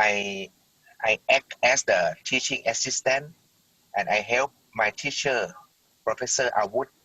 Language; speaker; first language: English; non-native, learner; Thai